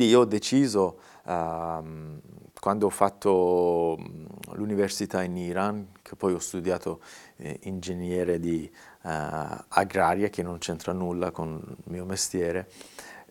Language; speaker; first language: Italian; non-native, fluent; Persian